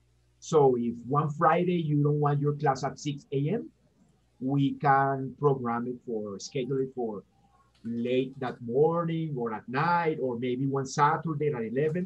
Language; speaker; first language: English; non-native, fluent; Spanish